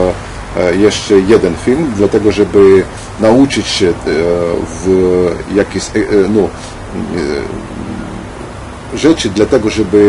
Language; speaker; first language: Polish; non-native, learner; Ukrainian